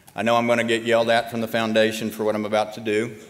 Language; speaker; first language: English; native; English